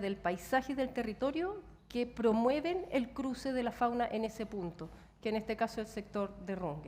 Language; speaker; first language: Spanish; native; Spanish